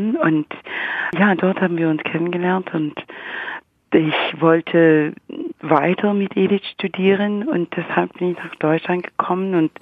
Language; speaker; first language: German; non-native, fluent; English